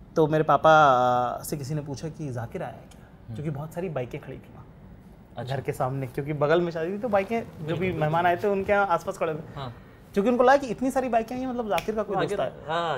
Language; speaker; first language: Hindi; native; Hindi